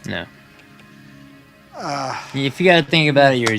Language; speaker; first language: English; native; English